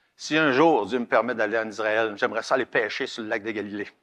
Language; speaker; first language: French; native; French